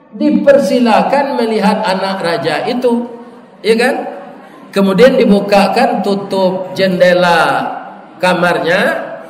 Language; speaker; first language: Malay; non-native, local second language; Minangkabau